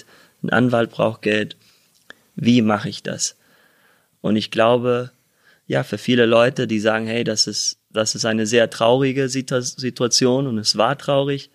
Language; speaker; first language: German; early bilingual, heritage; German